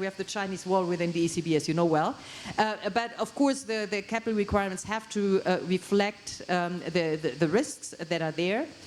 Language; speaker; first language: English; non-native, fluent; German